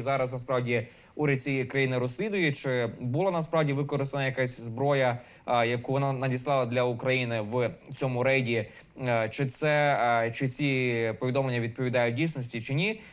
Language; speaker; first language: Ukrainian; native; Ukrainian